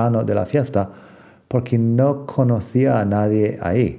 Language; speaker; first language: Spanish; non-native, fluent; English